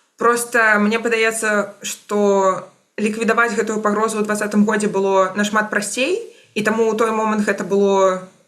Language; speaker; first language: Belarusian; non-native, local second language; Russian